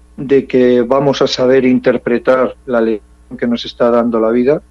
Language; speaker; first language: Spanish; early bilingual, heritage; English